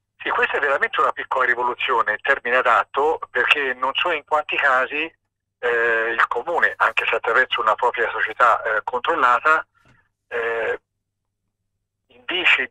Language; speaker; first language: Italian; native; Italian